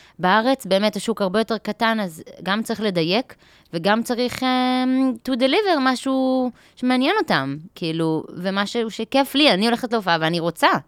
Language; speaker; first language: Hebrew; native; Hebrew